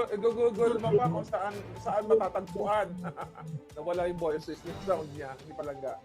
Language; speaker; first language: Filipino; native; Filipino